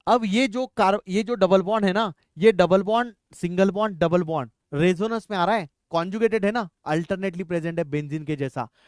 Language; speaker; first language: Hindi; non-native, local second language; Marathi